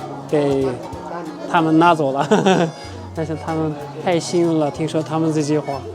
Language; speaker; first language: Chinese; non-native, local second language; Uyghur